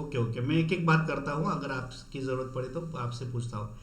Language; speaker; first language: Hindi; non-native, local second language; Marathi